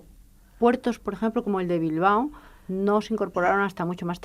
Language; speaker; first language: Spanish; native; Spanish